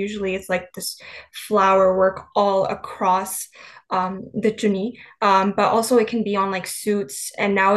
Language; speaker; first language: English; native; English